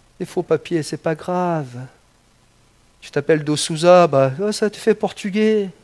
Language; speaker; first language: French; non-native, fluent; Portuguese